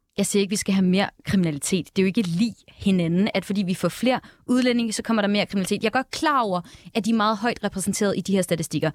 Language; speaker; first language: Danish; native; Danish